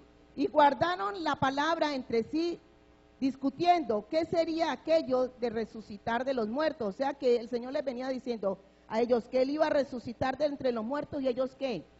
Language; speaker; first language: Spanish; native; Spanish